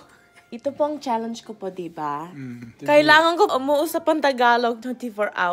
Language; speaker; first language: Filipino; early bilingual, heritage; English